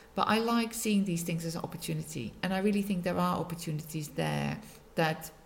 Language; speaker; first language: English; non-native, fluent; Dutch